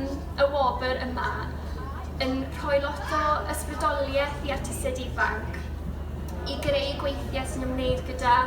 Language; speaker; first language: Welsh; native; Welsh